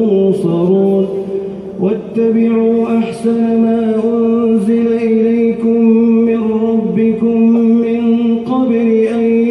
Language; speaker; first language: Arabic; native; Arabic